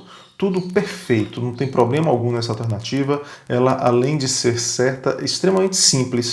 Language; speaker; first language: Portuguese; native; Portuguese